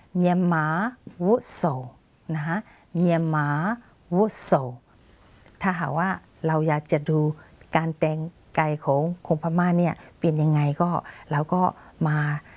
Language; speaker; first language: Thai; non-native, fluent; Burmese